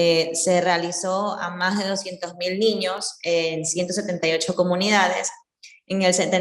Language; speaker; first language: Spanish; native; Spanish